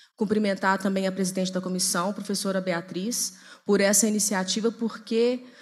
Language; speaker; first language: Portuguese; native; Portuguese